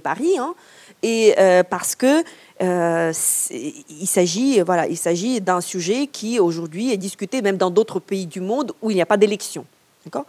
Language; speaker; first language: French; non-native, fluent; Ukrainian